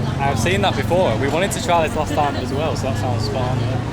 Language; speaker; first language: English; native; English